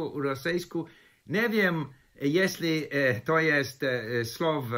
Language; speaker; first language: Polish; non-native, learner; English